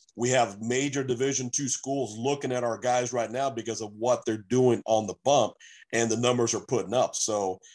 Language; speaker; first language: English; native; English